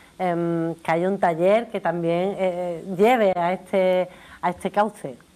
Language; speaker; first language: Spanish; native; Spanish